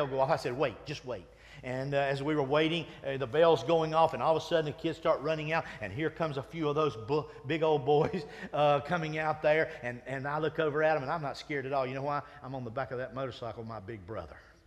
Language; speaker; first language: English; native; English